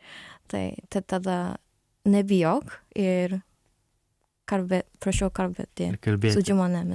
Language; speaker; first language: Lithuanian; non-native, learner; Japanese